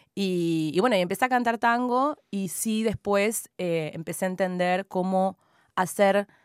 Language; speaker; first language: Spanish; native; Spanish